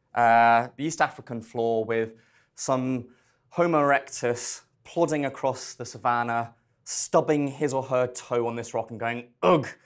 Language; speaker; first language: English; native; English